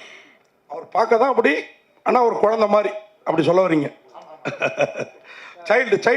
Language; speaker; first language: Tamil; native; Tamil